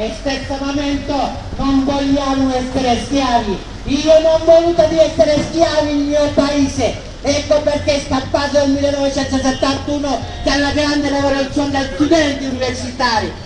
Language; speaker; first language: Italian; non-native, local second language; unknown